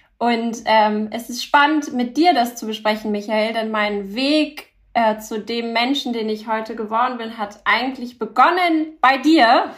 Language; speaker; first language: German; early bilingual, other home language; Turkish